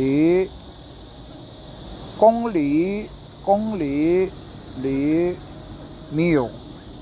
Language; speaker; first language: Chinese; non-native, learner; Korean